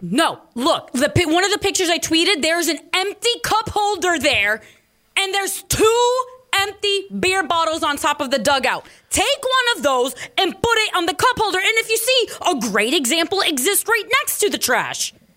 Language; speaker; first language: English; early bilingual, other home language; Spanish